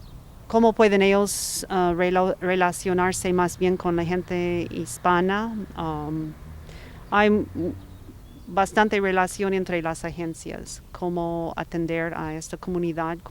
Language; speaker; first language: Spanish; non-native, fluent; English